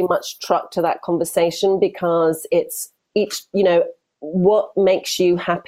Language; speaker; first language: English; native; English